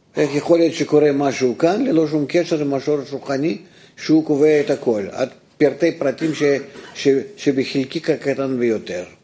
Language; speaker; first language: Hebrew; non-native, fluent; Russian